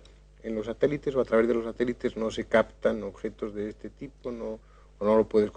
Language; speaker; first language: Spanish; native; Spanish